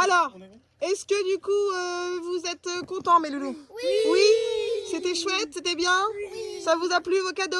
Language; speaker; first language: French; native; French